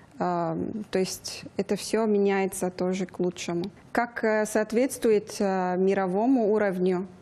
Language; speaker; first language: Russian; non-native, fluent; Persian